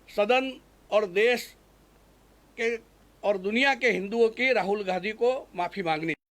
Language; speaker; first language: Hindi; non-native, local second language; Gujarati